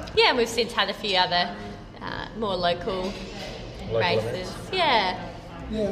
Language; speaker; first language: English; native; English